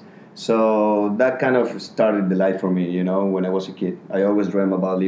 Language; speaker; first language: English; non-native, fluent; Spanish